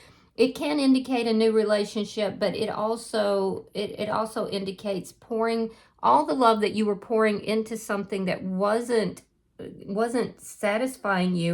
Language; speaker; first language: English; native; English